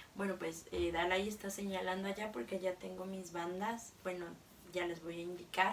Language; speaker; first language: Spanish; native; Spanish